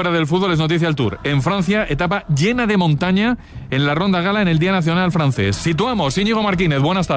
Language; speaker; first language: Spanish; native; Spanish